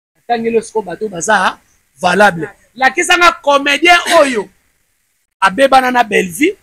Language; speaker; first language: Lingala; non-native, local second language; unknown